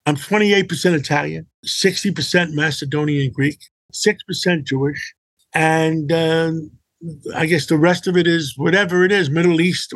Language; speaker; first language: English; early bilingual, other home language; Greek